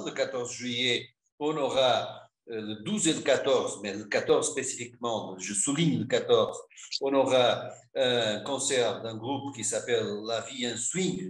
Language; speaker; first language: French; non-native, fluent; Portuguese